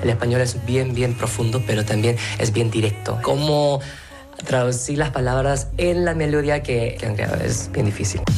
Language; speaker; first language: Spanish; non-native, fluent; Korean